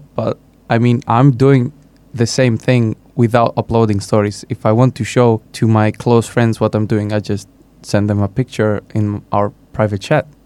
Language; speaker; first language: English; non-native, fluent; Greek